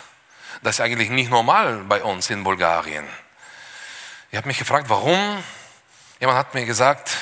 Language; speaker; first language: German; non-native, fluent; Bulgarian